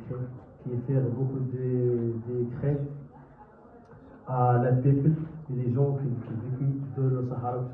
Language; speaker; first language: French; non-native, learner; Arabic